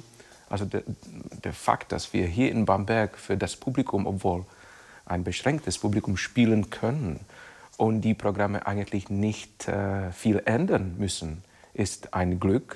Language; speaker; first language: German; non-native, fluent; Czech